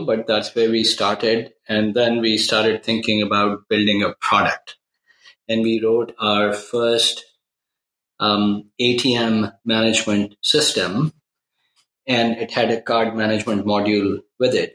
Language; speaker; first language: English; non-native, local second language; Urdu